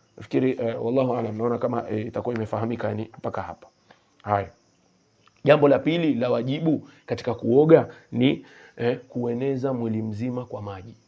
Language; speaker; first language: Swahili; native; Swahili